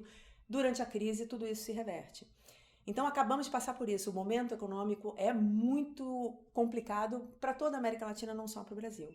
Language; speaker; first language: Portuguese; native; Portuguese